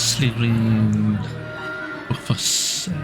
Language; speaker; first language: Swedish; non-native, learner; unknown